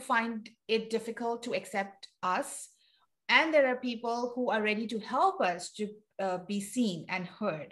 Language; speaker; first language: English; non-native, local second language; Urdu